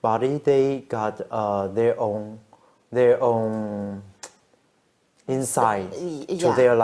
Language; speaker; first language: English; non-native, learner; Chinese